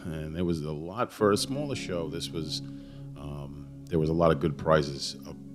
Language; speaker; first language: English; native; English